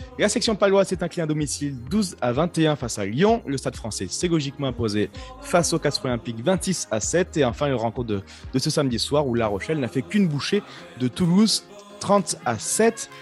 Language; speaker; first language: French; native; French